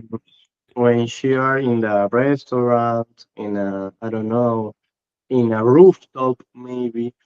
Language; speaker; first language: English; non-native, learner; Spanish